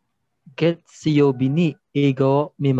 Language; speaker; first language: Japanese; non-native, learner; Filipino